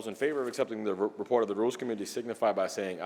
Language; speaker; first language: English; native; English